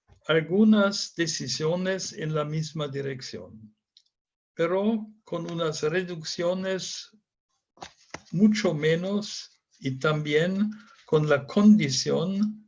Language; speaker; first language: Spanish; non-native, fluent; German